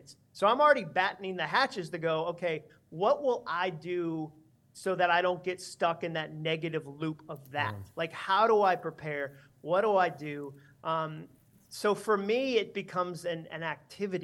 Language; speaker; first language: English; native; English